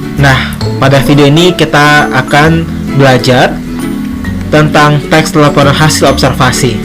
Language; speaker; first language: Indonesian; non-native, local second language; Minangkabau